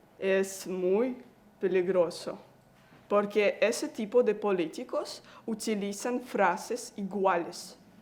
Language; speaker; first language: Spanish; non-native, learner; Russian